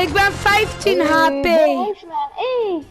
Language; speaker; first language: Dutch; early bilingual, other home language; Turkish